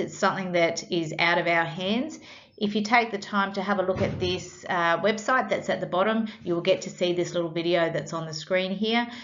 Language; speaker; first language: English; native; English